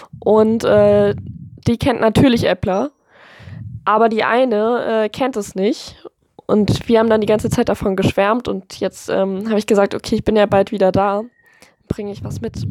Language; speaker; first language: German; native; German